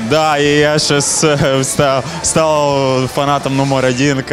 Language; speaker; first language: Russian; non-native, fluent; Latvian